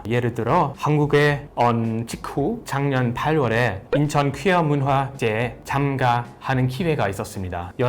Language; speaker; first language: Korean; non-native, fluent; English